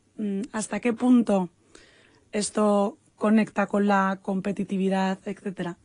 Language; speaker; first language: Spanish; native; Spanish